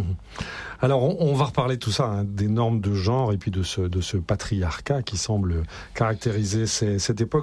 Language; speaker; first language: French; native; French